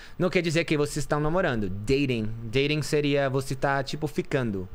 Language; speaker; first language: Portuguese; non-native, fluent; English